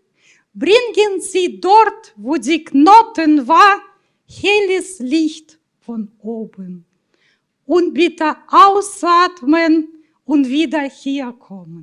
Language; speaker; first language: German; non-native, fluent; Russian